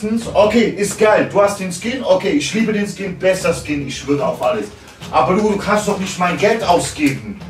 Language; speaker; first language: German; native; German